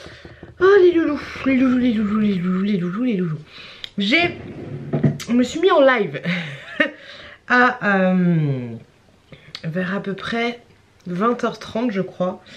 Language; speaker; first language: French; native; French